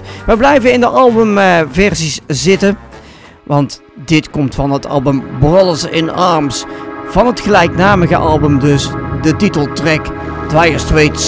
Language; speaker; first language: Dutch; native; Dutch